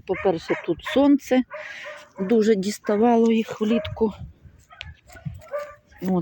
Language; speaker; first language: Ukrainian; native; Ukrainian